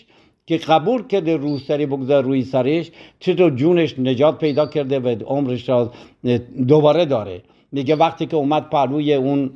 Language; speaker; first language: Persian; native; Persian